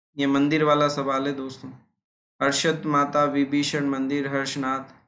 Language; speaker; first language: Hindi; native; Hindi